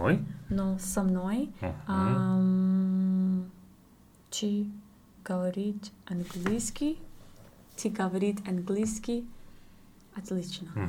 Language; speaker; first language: Russian; non-native, learner; English